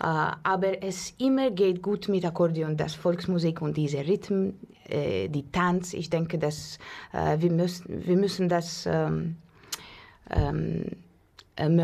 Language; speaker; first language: German; non-native, learner; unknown